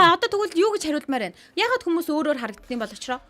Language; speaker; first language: Mongolian; native; Mongolian